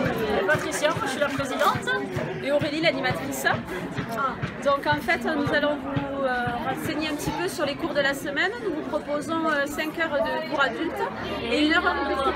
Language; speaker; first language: French; native; French